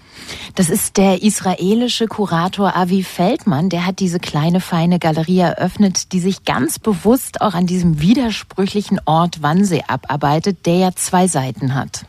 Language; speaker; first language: German; native; German